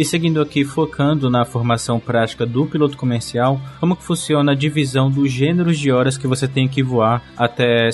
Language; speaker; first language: Portuguese; native; Portuguese